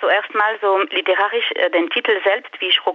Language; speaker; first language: German; non-native, fluent; French